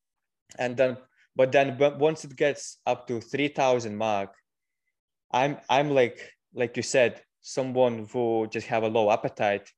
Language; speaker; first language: English; non-native, fluent; Lithuanian